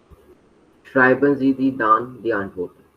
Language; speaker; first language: German; non-native, learner; Hindi